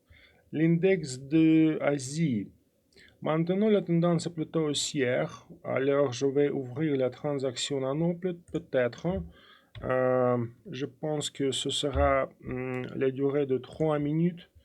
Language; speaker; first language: French; non-native, fluent; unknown